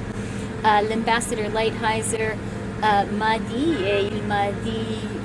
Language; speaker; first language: French; non-native, local second language; English